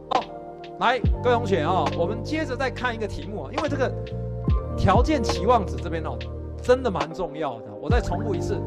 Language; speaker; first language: Chinese; native; Chinese